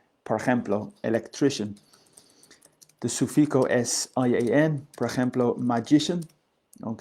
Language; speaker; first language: Spanish; non-native, learner; English